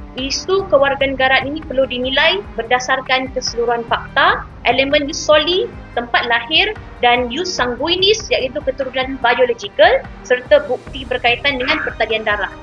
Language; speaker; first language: Malay; native; Malay